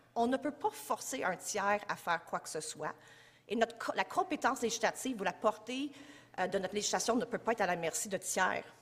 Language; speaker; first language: French; native; French